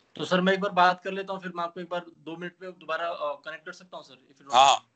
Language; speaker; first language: Hindi; native; Hindi